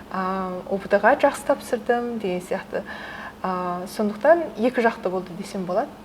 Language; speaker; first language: Kazakh; early bilingual, heritage; Kazakh